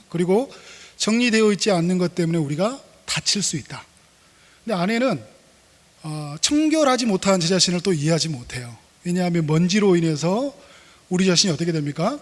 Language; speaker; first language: Korean; native; Korean